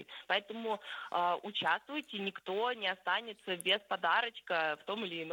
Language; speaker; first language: Russian; native; Russian